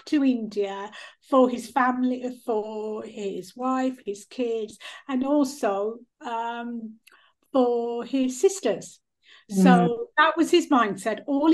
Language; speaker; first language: English; early bilingual, other home language; Punjabi